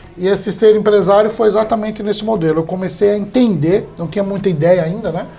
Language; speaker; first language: Portuguese; early bilingual, heritage; English